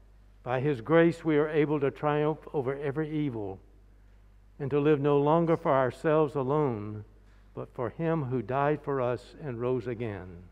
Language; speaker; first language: English; native; English